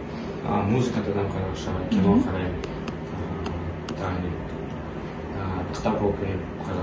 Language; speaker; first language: Kazakh; non-native, local second language; Azerbaijani